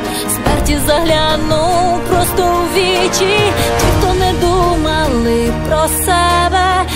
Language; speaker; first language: Ukrainian; native; Ukrainian